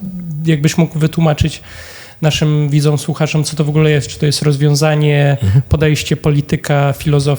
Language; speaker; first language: Polish; native; Polish